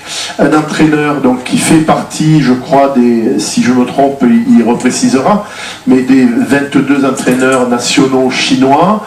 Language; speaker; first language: French; native; French